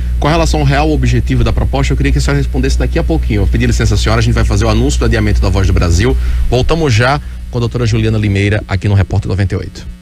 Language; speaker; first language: Portuguese; native; Portuguese